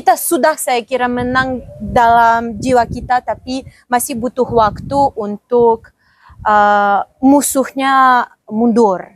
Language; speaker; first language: Indonesian; non-native, fluent; Ukrainian